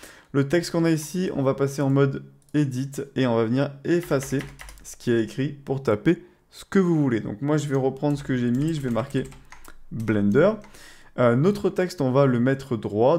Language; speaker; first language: French; native; French